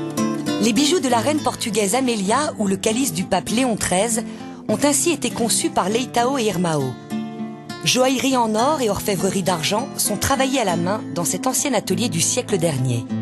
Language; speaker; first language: French; native; French